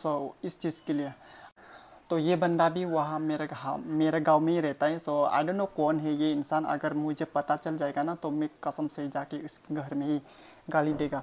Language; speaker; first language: Hindi; non-native, local second language; Khasi